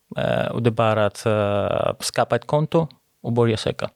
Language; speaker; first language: Swedish; non-native, fluent; Greek